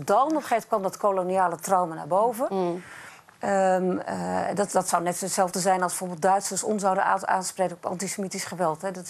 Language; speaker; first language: Dutch; native; Dutch